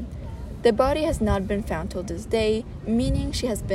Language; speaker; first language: English; non-native, fluent; Polish